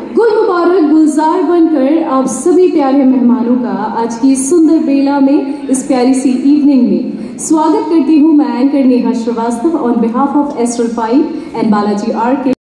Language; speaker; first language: Hindi; native; Hindi